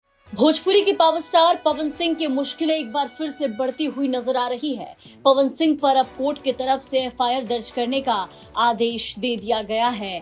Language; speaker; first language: Hindi; native; Hindi